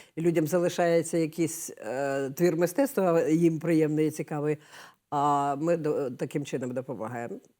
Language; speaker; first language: Ukrainian; native; Ukrainian